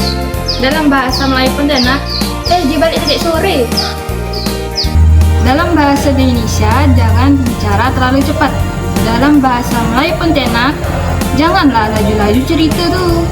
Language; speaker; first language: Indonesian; non-native, local second language; Malay